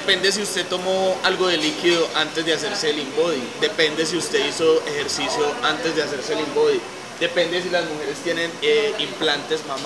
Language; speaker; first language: Spanish; native; Spanish